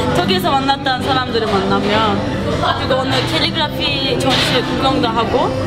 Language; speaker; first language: Korean; non-native, fluent; Turkish